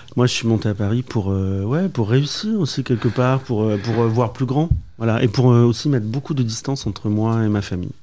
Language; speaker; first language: French; native; French